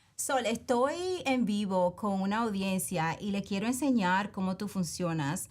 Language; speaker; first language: Spanish; non-native, learner; English